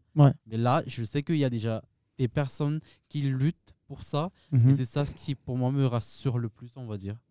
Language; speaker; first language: French; non-native, local second language; Malagasy